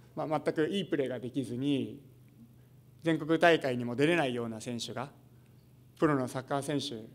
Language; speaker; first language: Japanese; native; Japanese